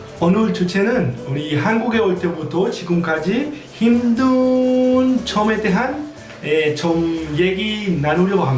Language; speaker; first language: Korean; non-native, fluent; Spanish